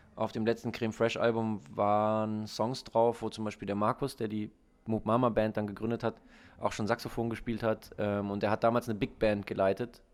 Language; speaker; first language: German; native; German